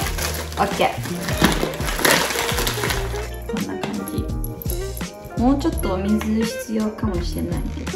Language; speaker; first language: Japanese; early bilingual, heritage; Japanese